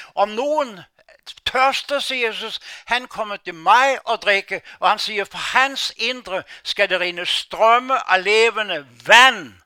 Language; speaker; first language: Danish; non-native, fluent; Norwegian